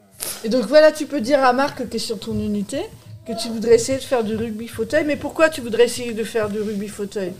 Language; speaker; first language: French; native; French